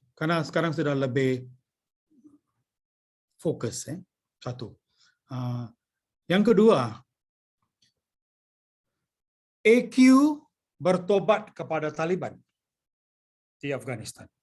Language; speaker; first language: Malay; non-native, local second language; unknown